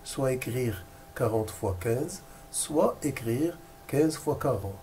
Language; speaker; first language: French; non-native, local second language; Arabic